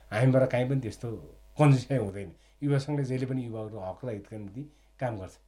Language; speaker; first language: Nepali; native; Nepali